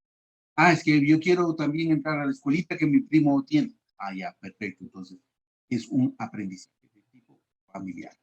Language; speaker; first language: Spanish; native; Spanish